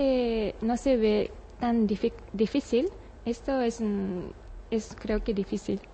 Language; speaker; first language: Spanish; non-native, learner; Japanese